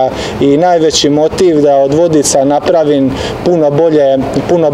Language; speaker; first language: Serbian; native; Serbian